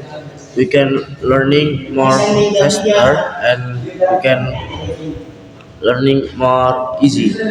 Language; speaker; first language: English; non-native, learner; Indonesian